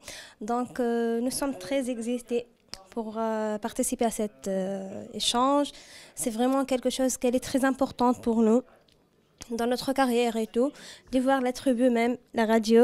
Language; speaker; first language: French; non-native, local second language; Arabic